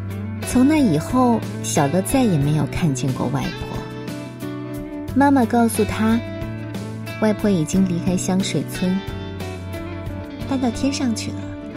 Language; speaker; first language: Chinese; native; Chinese